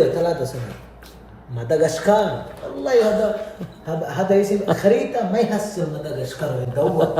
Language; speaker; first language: Arabic; non-native, learner; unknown